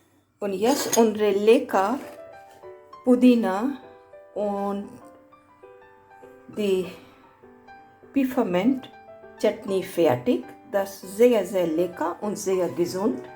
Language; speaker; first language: German; non-native, learner; Hindi